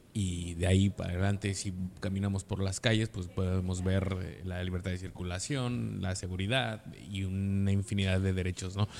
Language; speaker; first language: Spanish; native; Spanish